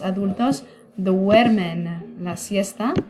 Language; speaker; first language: Spanish; non-native, fluent; English